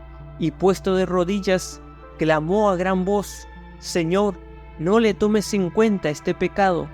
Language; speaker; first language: Spanish; native; Spanish